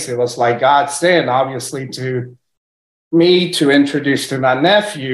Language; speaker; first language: English; early bilingual, other home language; Spanish